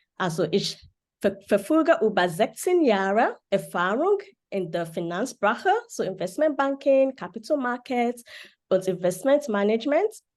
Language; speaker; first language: German; non-native, learner; Yoruba